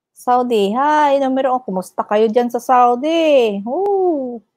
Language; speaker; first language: Filipino; non-native, local second language; Iloko